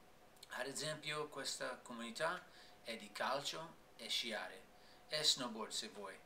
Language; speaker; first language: Italian; non-native, learner; English